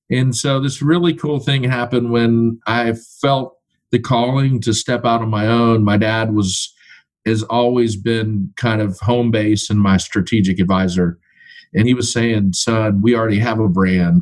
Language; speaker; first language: English; native; English